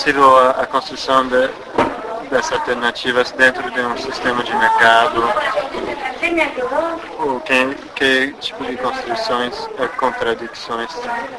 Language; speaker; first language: Spanish; non-native, fluent; English